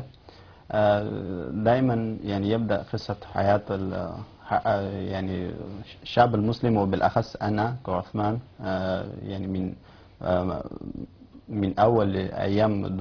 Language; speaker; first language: Arabic; non-native, fluent; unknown